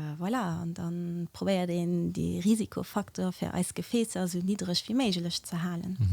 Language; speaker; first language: Luxembourgish; early bilingual, other home language; Portuguese